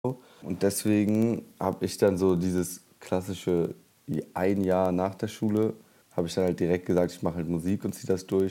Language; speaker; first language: German; native; German